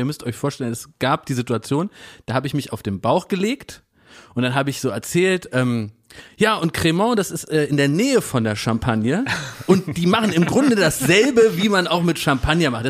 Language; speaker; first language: German; native; German